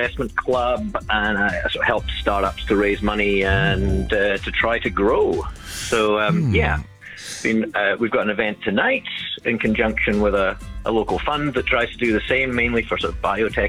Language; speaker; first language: English; native; English